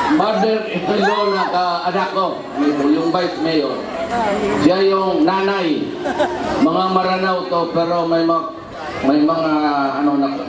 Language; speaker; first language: Filipino; non-native, local second language; Cebuano